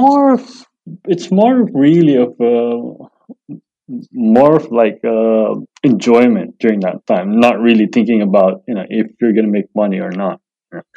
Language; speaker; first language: English; non-native, local second language; Filipino